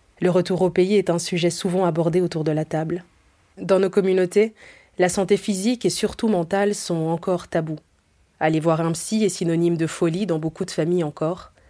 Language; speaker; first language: French; early bilingual, other home language; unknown